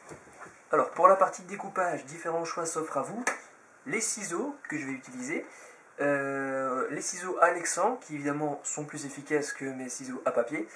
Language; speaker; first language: French; native; French